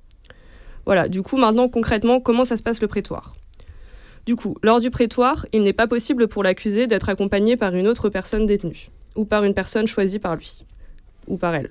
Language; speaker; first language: French; native; French